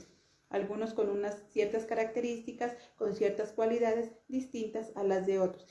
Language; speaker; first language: Spanish; native; Spanish